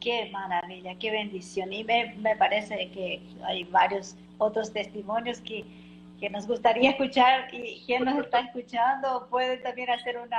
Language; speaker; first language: Spanish; non-native, fluent; Portuguese